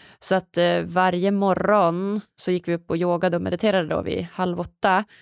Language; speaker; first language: Swedish; native; Swedish